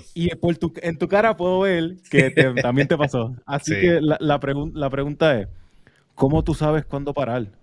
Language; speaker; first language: Spanish; native; Spanish